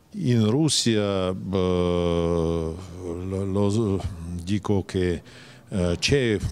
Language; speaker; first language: Italian; non-native, fluent; Russian